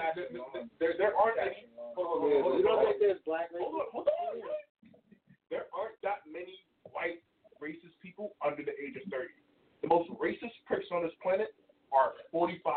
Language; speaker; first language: English; native; English